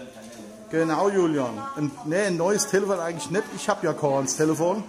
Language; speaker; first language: German; native; German